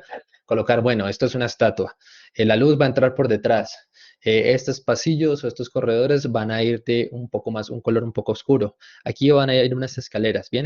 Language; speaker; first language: Spanish; native; Spanish